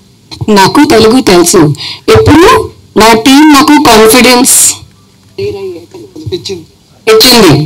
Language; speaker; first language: Telugu; non-native, local second language; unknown